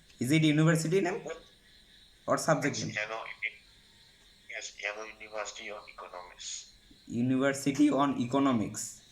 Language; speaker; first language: English; non-native, learner; Bangla